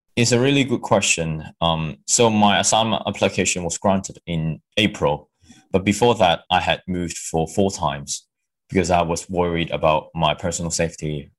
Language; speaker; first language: English; non-native, local second language; Cantonese